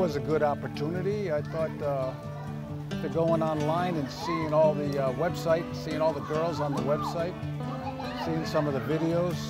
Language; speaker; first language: English; native; English